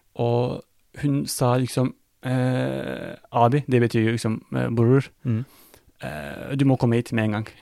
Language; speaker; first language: Norwegian; non-native, fluent; Turkish